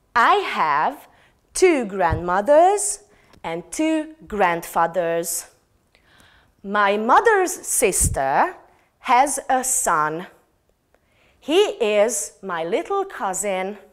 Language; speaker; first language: English; non-native, fluent; Hungarian